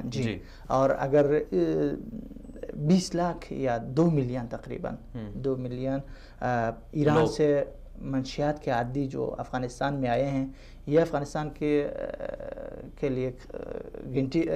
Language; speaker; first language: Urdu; non-native, fluent; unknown